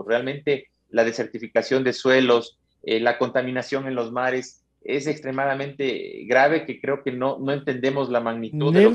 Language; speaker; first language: Spanish; native; Spanish